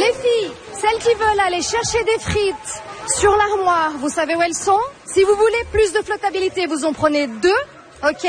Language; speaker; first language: French; native; French